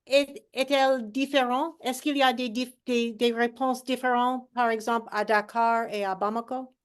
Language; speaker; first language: French; non-native, learner; English